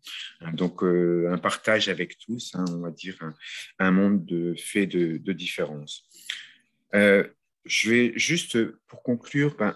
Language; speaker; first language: French; native; French